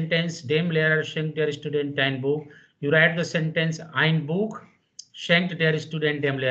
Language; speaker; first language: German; non-native, fluent; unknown